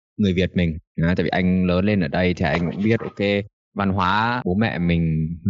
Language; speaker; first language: Vietnamese; early bilingual, heritage; Vietnamese